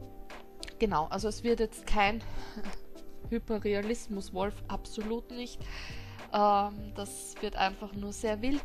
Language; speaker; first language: German; native; German